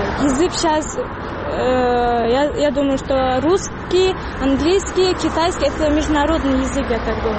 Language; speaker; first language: Russian; non-native, local second language; Tajik